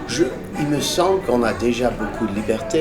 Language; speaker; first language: French; early bilingual, heritage; English